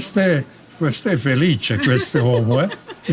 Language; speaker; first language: Italian; non-native, learner; Croatian